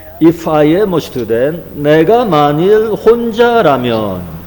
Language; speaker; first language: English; non-native, fluent; Korean